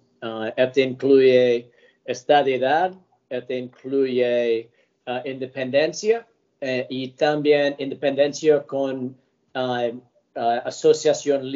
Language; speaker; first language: Spanish; early bilingual, heritage; English